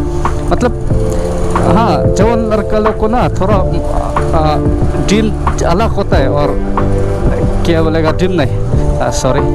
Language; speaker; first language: Hindi; non-native, local second language; Mizo